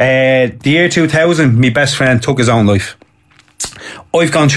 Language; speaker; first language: English; native; English